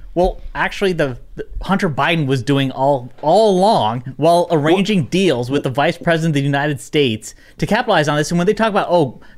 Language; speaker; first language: English; native; English